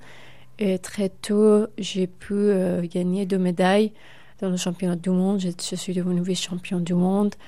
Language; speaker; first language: French; non-native, fluent; Persian